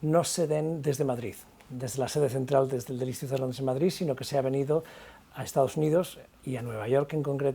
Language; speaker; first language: Spanish; native; Spanish